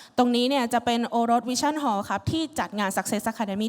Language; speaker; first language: Thai; native; Thai